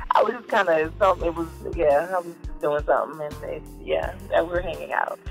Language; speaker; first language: English; native; English